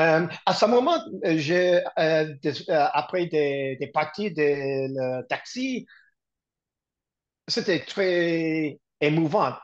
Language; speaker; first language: French; non-native, learner; English